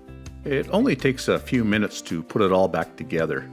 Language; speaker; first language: English; native; English